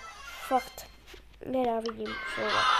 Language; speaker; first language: Polish; non-native, learner; Slovak